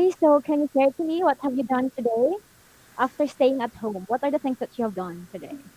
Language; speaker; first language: English; non-native, local second language; Filipino